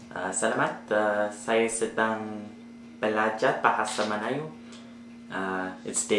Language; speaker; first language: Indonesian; non-native, learner; English